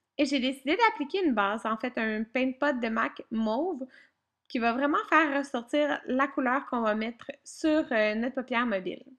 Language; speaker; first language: French; native; French